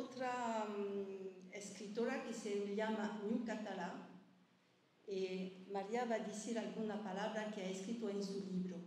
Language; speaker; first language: Spanish; early bilingual, heritage; French